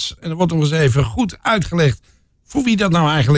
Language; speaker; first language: Dutch; native; Dutch